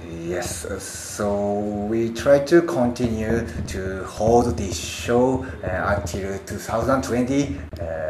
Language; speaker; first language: English; non-native, learner; Japanese